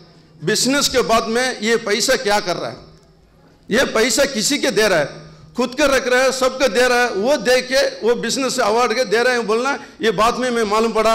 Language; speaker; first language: Hindi; non-native, local second language; Urdu